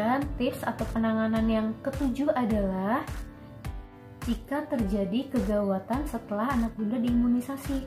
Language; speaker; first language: Indonesian; native; Indonesian